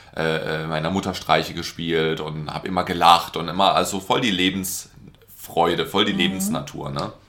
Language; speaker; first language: German; native; German